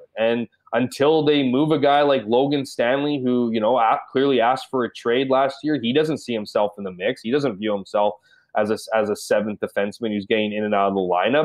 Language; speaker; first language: English; native; English